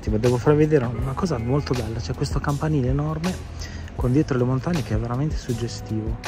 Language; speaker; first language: Italian; native; Italian